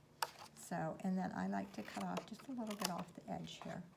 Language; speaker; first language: English; native; English